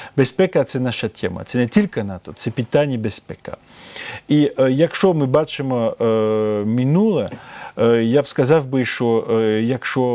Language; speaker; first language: Ukrainian; non-native, fluent; French